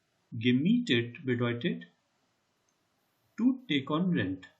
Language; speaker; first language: German; non-native, learner; Hindi